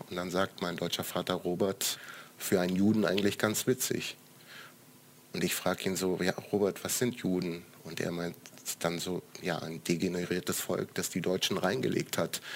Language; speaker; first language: German; early bilingual, other home language; Croatian